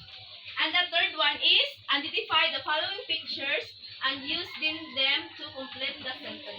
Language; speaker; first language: English; non-native, local second language; Cebuano